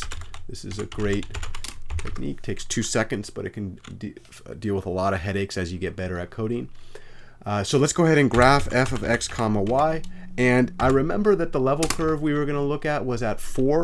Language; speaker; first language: English; native; English